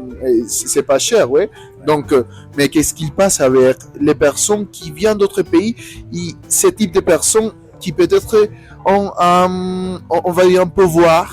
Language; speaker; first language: French; non-native, learner; Spanish